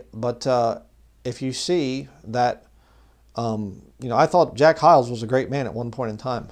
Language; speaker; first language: English; native; English